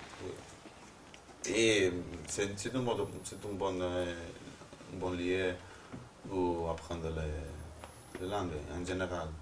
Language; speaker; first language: French; non-native, fluent; Spanish